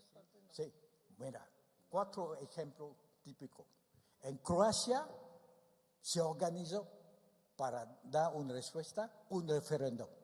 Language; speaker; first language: Spanish; non-native, fluent; Vietnamese